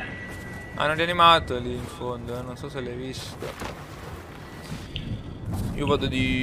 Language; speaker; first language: Italian; native; Italian